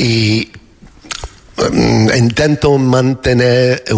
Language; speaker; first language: Spanish; non-native, learner; English